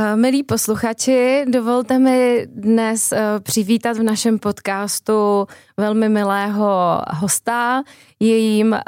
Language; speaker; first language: Czech; native; Czech